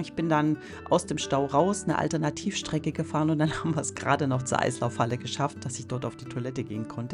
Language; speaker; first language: German; native; German